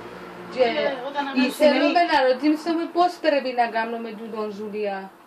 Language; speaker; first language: Greek; non-native, learner; Persian